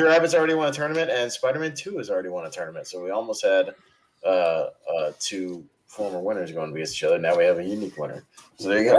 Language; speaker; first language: English; native; English